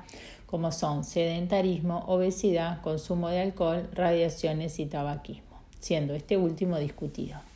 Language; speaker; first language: Spanish; native; Spanish